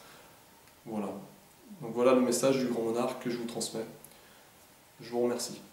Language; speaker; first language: French; native; French